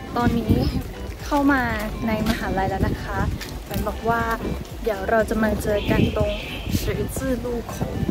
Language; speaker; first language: Thai; native; Thai